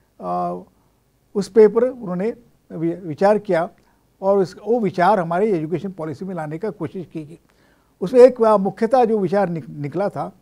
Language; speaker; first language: Hindi; non-native, local second language; Marathi